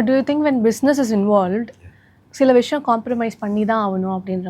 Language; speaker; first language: Tamil; native; Tamil